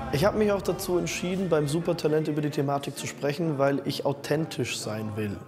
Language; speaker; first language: German; native; German